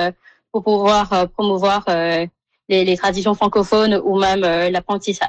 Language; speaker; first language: French; non-native, local second language; Morisyen